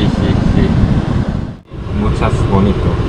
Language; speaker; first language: Spanish; non-native, learner; Korean